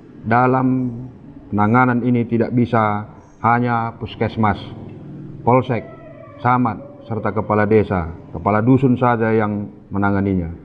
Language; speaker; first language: Indonesian; non-native, local second language; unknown